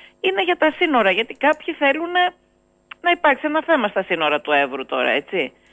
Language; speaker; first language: Greek; native; Greek